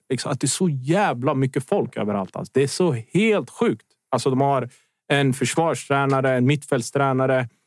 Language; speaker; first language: Swedish; early bilingual, other home language; Bosnian